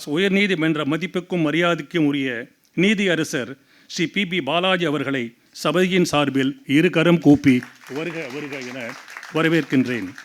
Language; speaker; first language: Tamil; native; Tamil